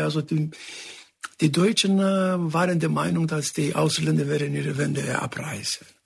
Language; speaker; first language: German; non-native, fluent; Greek